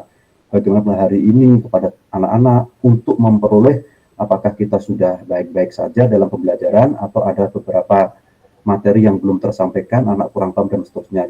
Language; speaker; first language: Indonesian; native; Indonesian